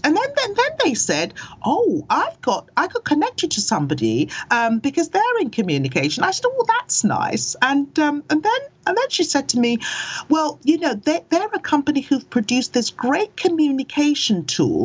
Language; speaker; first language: English; early bilingual, other home language; Akan